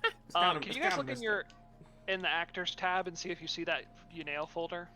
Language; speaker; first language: English; native; English